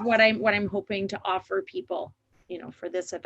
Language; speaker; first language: English; native; English